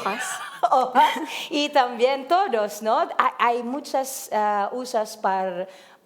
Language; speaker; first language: Spanish; non-native, learner; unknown